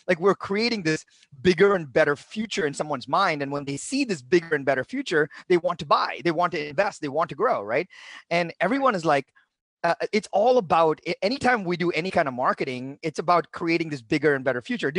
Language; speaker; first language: English; non-native, local second language; Tamil